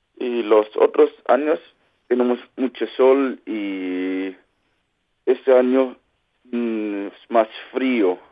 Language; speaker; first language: Spanish; non-native, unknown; Kalaallisut